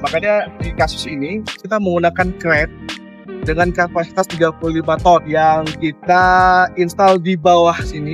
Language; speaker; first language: Indonesian; native; Indonesian